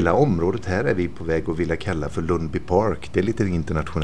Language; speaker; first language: Swedish; native; Swedish